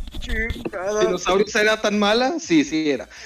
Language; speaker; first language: Spanish; native; Spanish